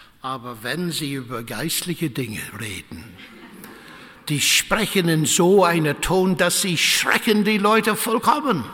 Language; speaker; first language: German; non-native, fluent; English